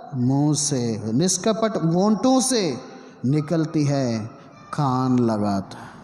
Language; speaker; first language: Hindi; non-native, local second language; Telugu